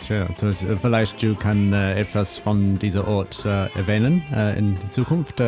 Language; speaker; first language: German; non-native, learner; English